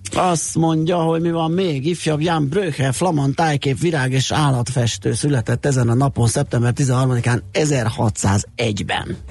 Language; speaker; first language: Hungarian; early bilingual, heritage; Hungarian